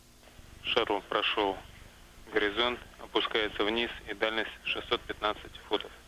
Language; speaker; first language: Russian; native; Russian